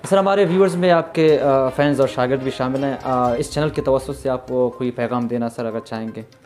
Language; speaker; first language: Urdu; non-native, local second language; Baluchi